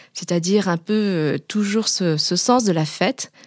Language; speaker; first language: French; early bilingual, other home language; Vietnamese